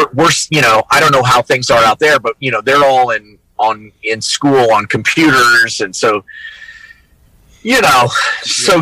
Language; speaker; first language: English; native; English